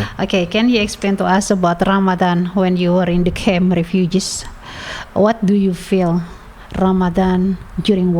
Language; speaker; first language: English; non-native, learner; Indonesian